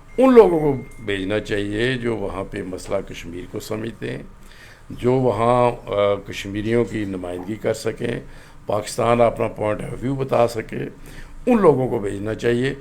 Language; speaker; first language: Urdu; non-native, local second language; Pahari-Potwari